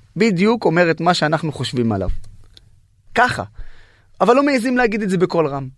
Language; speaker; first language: Hebrew; non-native, local second language; Arabic